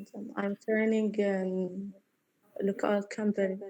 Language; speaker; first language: English; non-native, learner; Arabic